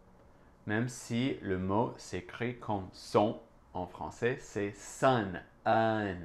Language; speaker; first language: French; non-native, fluent; English